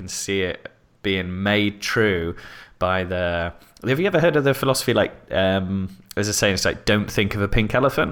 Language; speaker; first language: English; native; English